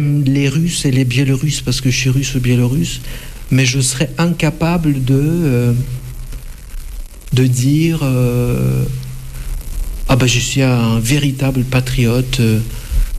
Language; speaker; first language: French; non-native, fluent; Russian